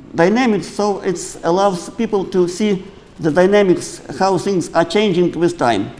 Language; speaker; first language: English; non-native, fluent; Ukrainian